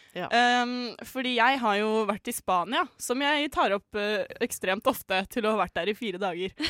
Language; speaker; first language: Norwegian; native; Norwegian